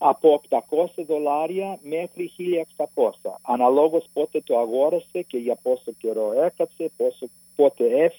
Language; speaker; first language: Greek; early bilingual, heritage; Greek